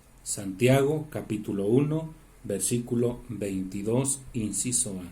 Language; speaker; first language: Spanish; native; Spanish